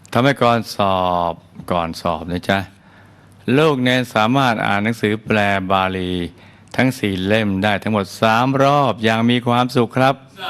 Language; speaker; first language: Thai; native; Thai